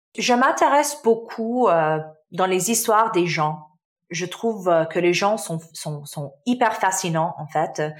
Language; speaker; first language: French; non-native, local second language; Arabic